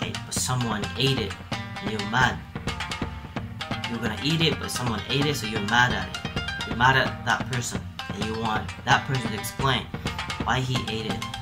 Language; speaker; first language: English; non-native, fluent; Japanese